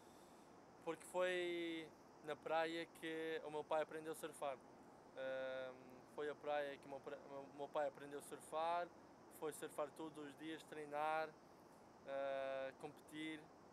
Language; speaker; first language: Portuguese; non-native, fluent; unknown